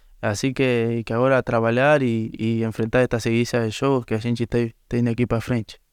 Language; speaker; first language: Portuguese; non-native, learner; Spanish